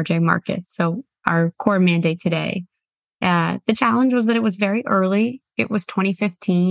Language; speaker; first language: English; native; English